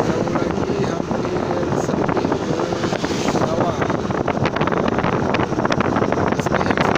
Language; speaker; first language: Indonesian; non-native, local second language; Achinese